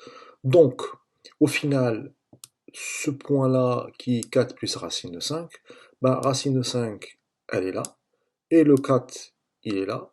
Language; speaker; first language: French; native; French